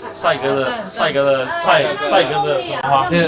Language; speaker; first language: Chinese; native; Chinese